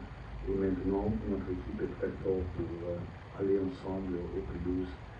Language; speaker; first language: French; non-native, fluent; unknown